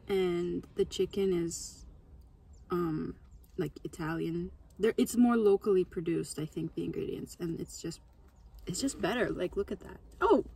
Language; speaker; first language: English; non-native, fluent; Turkish